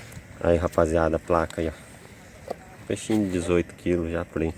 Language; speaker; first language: Portuguese; native; Portuguese